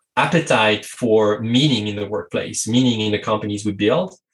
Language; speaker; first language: English; non-native, fluent; French